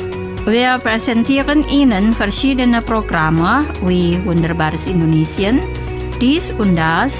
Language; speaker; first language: German; non-native, fluent; Indonesian